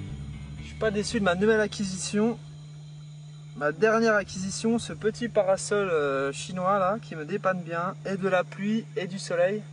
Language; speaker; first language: French; native; French